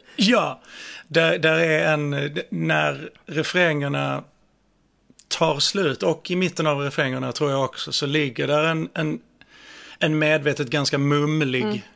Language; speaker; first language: Swedish; native; Swedish